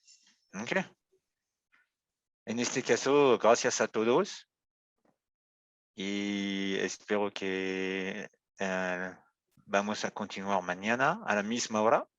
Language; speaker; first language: Spanish; non-native, learner; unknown